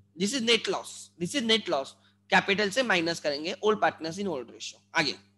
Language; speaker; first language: Hindi; non-native, local second language; Marathi